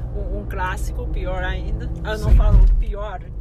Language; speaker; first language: Portuguese; non-native, fluent; Chinese